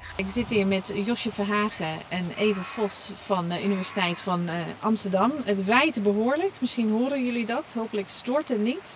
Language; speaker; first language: Dutch; non-native, fluent; English